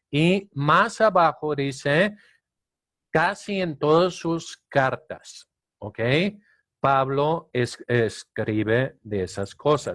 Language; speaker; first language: Spanish; non-native, fluent; Danish